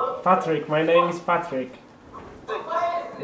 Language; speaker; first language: English; non-native, learner; Polish